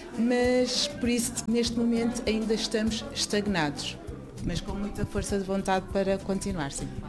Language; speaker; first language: Portuguese; early bilingual, other home language; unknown